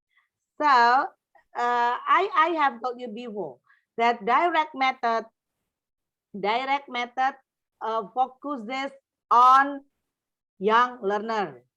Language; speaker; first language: English; non-native, fluent; Indonesian